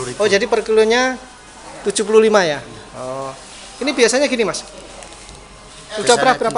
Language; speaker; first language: Indonesian; native; Indonesian